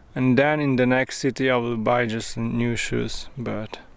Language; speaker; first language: English; non-native, fluent; Polish